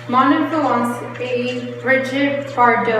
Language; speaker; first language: French; non-native, learner; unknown